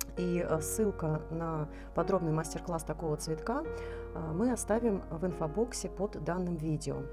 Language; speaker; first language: Russian; native; Russian